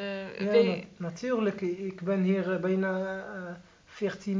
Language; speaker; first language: Dutch; non-native, learner; Arabic